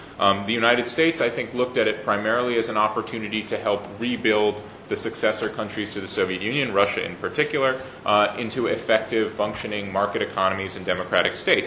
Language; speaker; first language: English; native; English